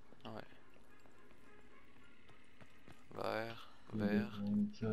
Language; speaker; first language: French; native; French